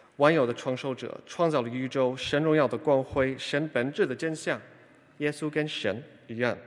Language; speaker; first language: Chinese; non-native, fluent; English